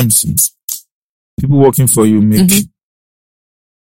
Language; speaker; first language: English; non-native, local second language; Yoruba